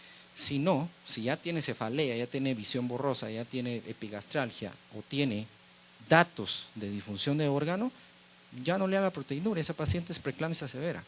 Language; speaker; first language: Spanish; native; Spanish